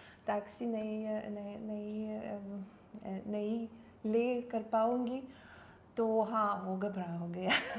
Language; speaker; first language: Hindi; non-native, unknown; Lithuanian